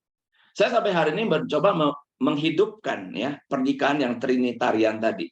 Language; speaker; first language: Indonesian; native; Indonesian